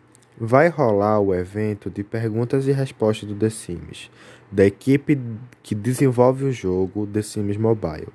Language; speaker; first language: Portuguese; native; Portuguese